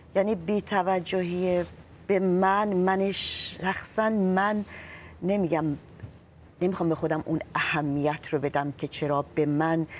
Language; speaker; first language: Persian; non-native, local second language; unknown